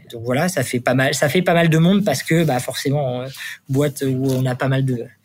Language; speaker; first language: French; native; French